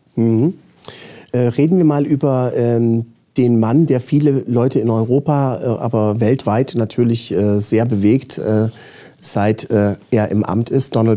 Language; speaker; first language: German; native; German